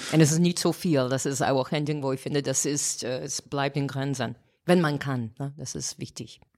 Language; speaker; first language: German; non-native, fluent; English